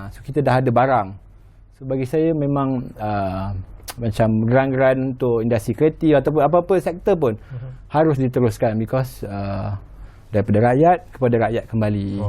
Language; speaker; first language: Malay; native; Malay